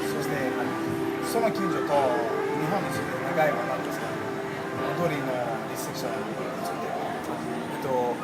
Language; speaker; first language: Japanese; non-native, learner; English